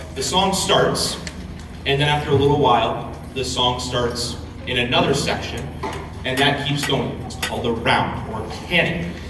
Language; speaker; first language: English; native; English